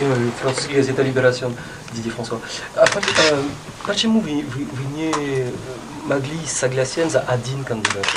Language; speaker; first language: Russian; non-native, learner; French